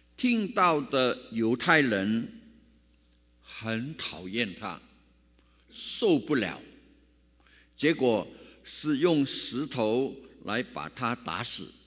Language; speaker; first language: Chinese; non-native, local second language; Cantonese